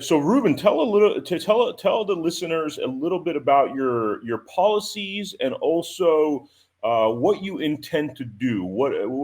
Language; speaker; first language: English; native; English